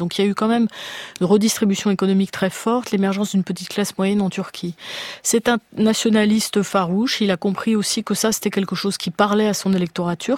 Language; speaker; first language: French; native; French